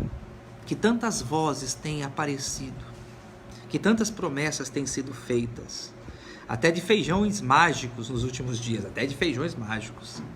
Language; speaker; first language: Portuguese; native; Portuguese